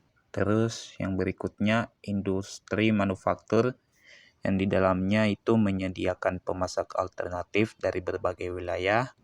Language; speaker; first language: Indonesian; native; Indonesian